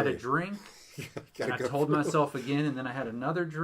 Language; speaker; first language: English; native; English